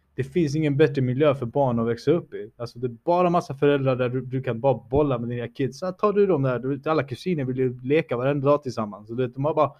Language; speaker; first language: Swedish; early bilingual, other home language; Spanish